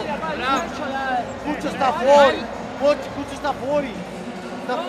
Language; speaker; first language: Italian; non-native, learner; Spanish